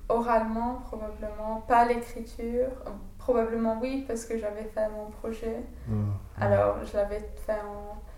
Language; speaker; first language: French; non-native, fluent; English